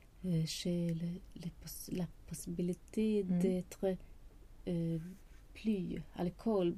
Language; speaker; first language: French; non-native, learner; Swedish